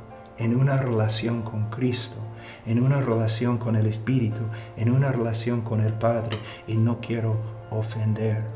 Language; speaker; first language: Spanish; non-native, fluent; English